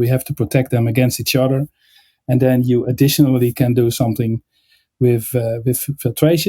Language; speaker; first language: English; non-native, fluent; Dutch